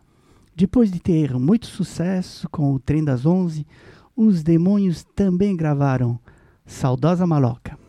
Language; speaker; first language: Portuguese; non-native, fluent; French